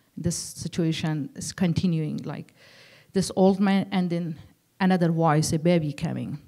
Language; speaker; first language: English; non-native, learner; Persian